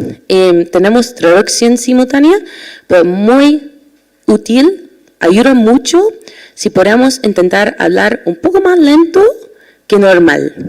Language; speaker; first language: Spanish; non-native, learner; English